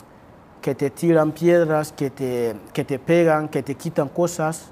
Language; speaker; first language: Spanish; non-native, fluent; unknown